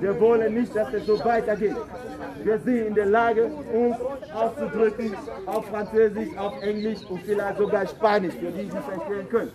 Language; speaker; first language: German; non-native, fluent; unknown